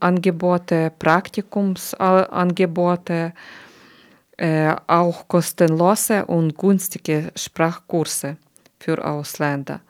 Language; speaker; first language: German; non-native, learner; Ukrainian